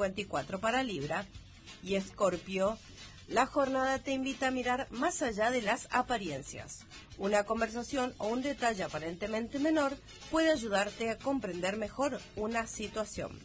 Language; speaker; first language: Spanish; native; Spanish